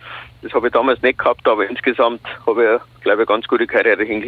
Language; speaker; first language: German; native; German